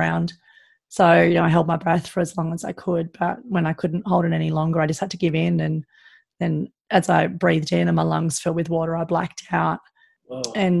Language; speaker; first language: English; native; English